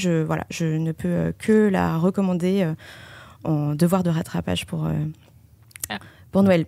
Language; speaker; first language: French; native; French